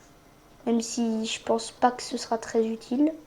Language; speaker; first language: French; native; French